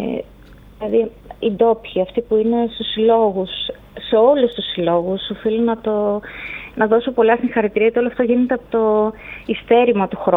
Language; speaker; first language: Greek; native; Greek